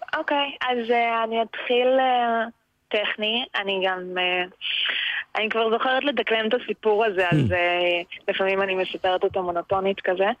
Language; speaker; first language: Hebrew; early bilingual, other home language; Russian